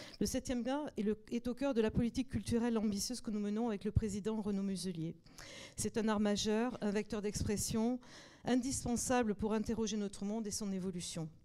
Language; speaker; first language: French; native; French